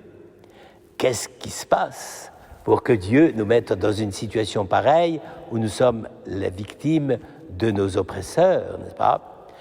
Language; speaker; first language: French; native; French